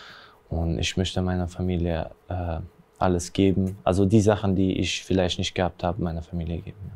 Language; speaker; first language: German; early bilingual, other home language; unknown